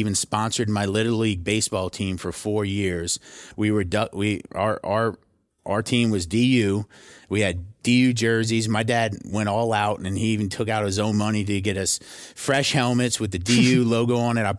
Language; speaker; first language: English; native; English